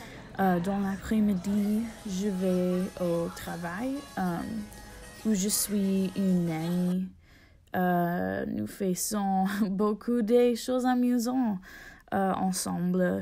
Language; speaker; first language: French; non-native, learner; English